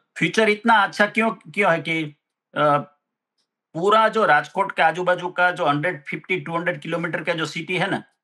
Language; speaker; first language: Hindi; non-native, local second language; Gujarati